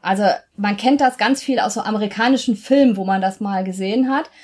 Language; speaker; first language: German; native; German